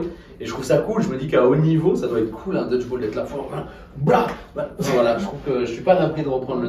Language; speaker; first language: French; native; French